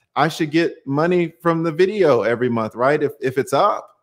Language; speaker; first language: English; native; English